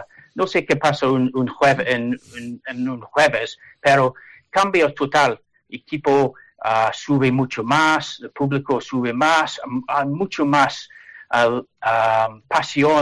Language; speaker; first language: Spanish; non-native, learner; English